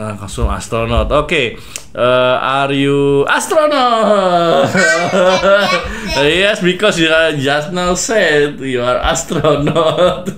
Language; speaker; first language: English; non-native, learner; Indonesian